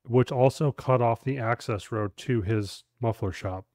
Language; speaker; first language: English; native; English